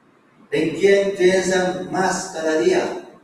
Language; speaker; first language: Spanish; non-native, fluent; Korean